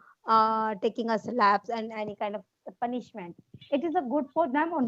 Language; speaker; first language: English; non-native, learner; Hindi